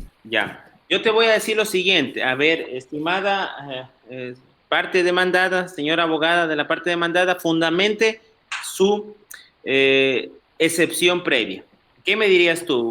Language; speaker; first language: Spanish; native; Spanish